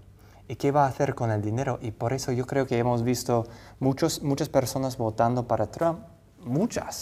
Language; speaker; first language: Spanish; non-native, fluent; English